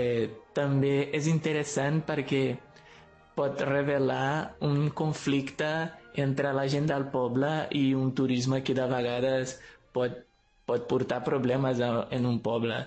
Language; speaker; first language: Catalan; non-native, fluent; Portuguese